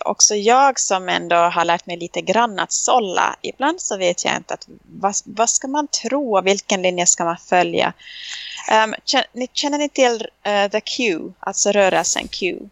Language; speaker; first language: Swedish; native; Swedish